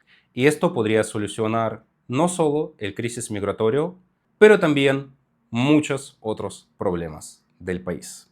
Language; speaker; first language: Spanish; non-native, fluent; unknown